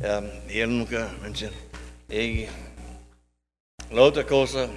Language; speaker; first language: Spanish; non-native, learner; English